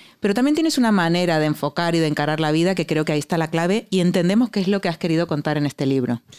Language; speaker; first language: Spanish; native; Spanish